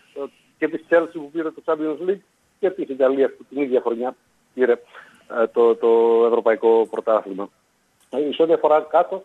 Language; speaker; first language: Greek; native; Greek